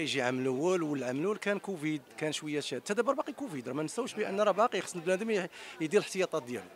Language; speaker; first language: Arabic; native; Arabic